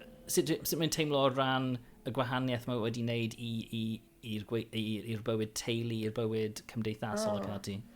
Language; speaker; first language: Welsh; non-native, local second language; English